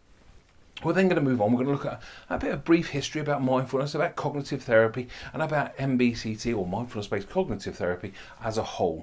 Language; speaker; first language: English; native; English